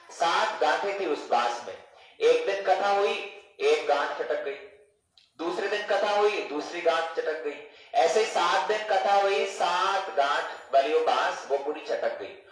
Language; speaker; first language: Hindi; non-native, fluent; English